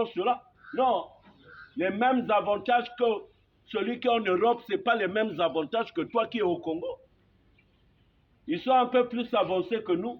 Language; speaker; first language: French; native; French